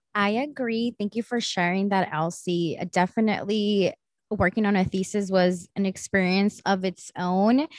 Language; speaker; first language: English; early bilingual, other home language; Spanish